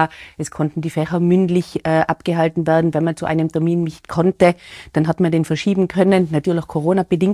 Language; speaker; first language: German; native; German